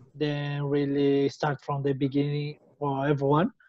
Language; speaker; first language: English; non-native, learner; Portuguese